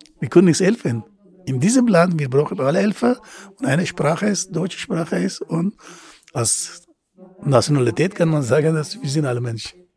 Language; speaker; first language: German; non-native, learner; Persian